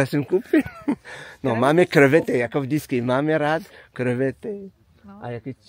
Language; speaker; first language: Czech; non-native, learner; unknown